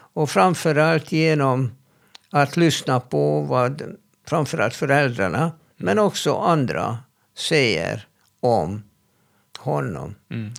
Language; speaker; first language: Swedish; non-native, fluent; Hebrew